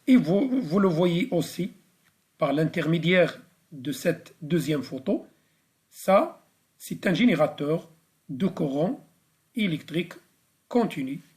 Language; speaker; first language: French; non-native, local second language; Arabic